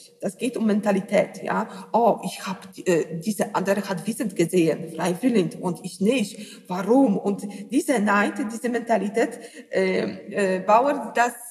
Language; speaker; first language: German; non-native, learner; Polish